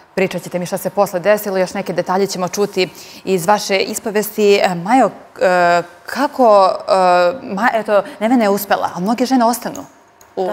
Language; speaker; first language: Serbian; native; Serbian